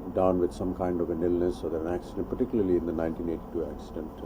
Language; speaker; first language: English; non-native, local second language; Hindi